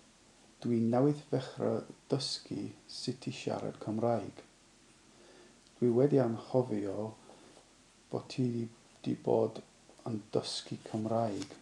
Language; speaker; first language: Welsh; non-native, learner; English